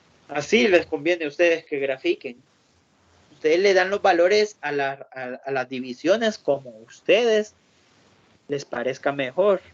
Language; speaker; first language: Spanish; native; Spanish